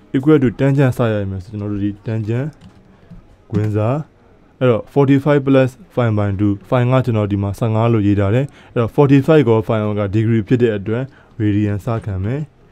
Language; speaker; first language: Burmese; native; Burmese